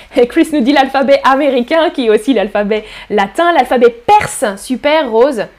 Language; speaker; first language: French; native; French